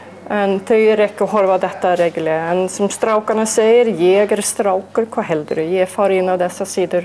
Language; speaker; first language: Icelandic; non-native, learner; Swedish